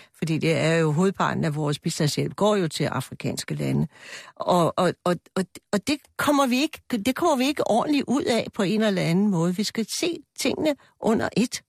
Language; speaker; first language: Danish; native; Danish